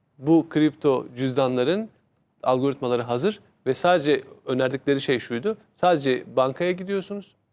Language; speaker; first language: Turkish; native; Turkish